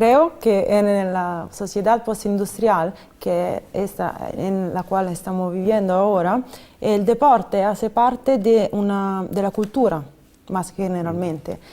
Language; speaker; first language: Spanish; non-native, fluent; Italian